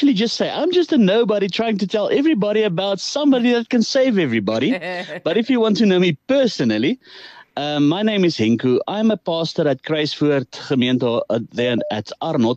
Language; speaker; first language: English; non-native, local second language; Afrikaans